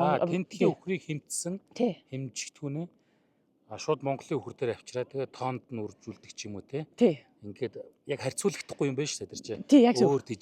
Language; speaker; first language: Mongolian; native; Mongolian